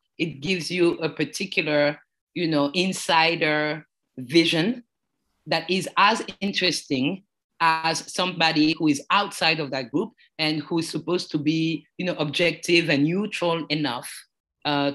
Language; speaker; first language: English; non-native, fluent; French